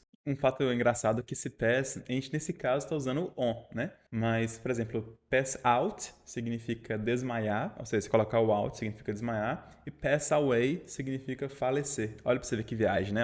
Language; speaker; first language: Portuguese; native; Portuguese